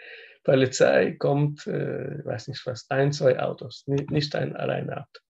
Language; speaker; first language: German; non-native, learner; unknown